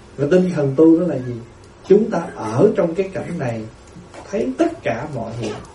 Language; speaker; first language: Vietnamese; native; Vietnamese